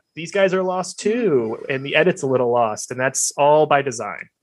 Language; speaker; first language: English; native; English